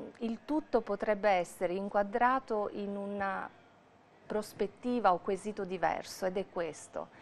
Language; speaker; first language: Italian; non-native, fluent; Albanian